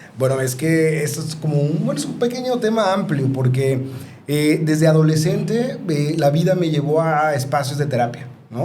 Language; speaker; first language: Spanish; native; Spanish